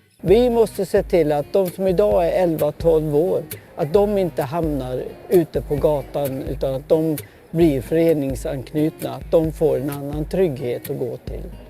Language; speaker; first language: Swedish; native; Swedish